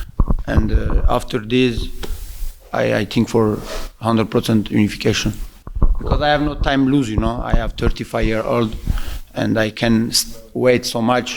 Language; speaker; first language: English; non-native, learner; French